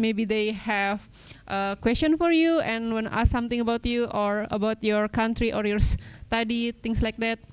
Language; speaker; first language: English; non-native, local second language; Indonesian